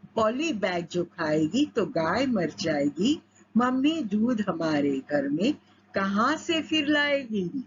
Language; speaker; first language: Hindi; non-native, local second language; Marathi